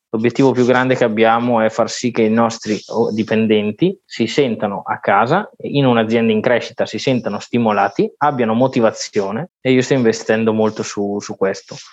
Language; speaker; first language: Italian; native; Italian